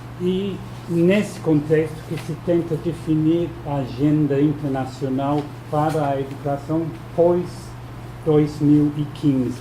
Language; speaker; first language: Portuguese; non-native, fluent; English